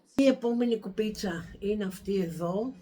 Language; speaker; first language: Greek; native; Greek